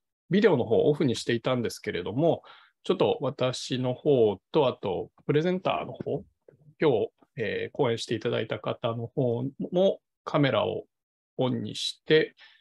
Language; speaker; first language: Japanese; native; Japanese